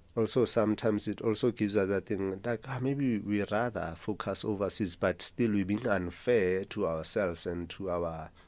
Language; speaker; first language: English; non-native, local second language; Zulu